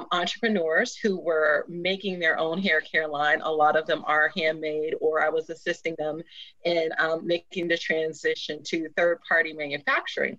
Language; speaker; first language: English; native; English